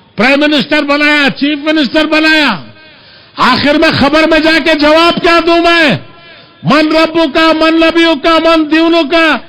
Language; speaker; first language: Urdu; native; Urdu